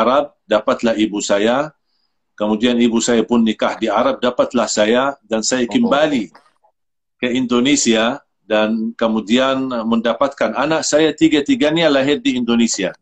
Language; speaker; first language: Indonesian; non-native, fluent; Arabic